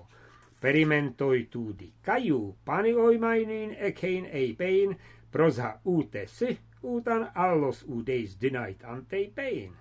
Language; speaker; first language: Greek; non-native, fluent; English